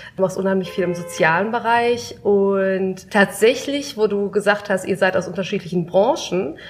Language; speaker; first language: German; native; German